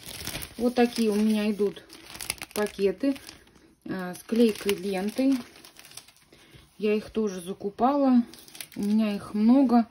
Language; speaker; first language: Russian; native; Russian